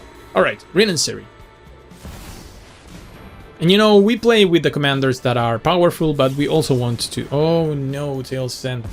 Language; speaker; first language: English; non-native, fluent; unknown